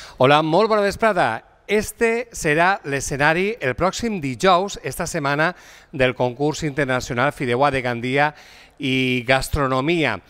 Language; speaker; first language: Catalan; native; Catalan